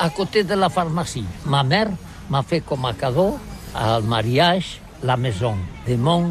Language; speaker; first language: French; non-native, learner; Catalan